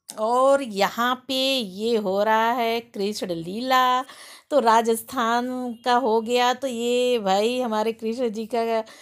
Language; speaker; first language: Hindi; native; Hindi